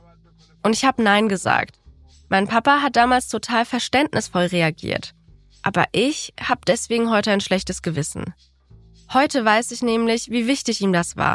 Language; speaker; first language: German; early bilingual, other home language; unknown